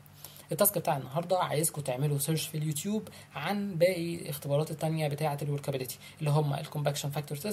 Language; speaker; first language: Arabic; native; Arabic